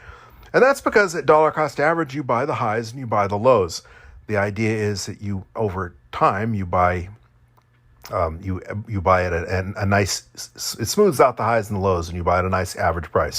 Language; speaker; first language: English; native; English